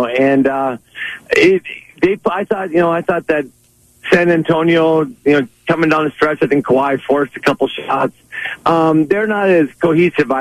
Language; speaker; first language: English; native; English